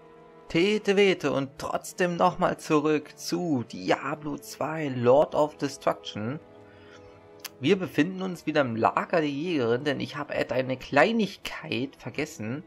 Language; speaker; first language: German; native; German